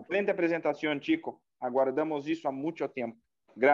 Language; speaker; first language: Spanish; non-native, fluent; Portuguese